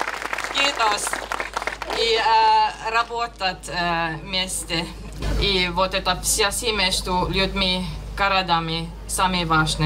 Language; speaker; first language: Russian; non-native, learner; Finnish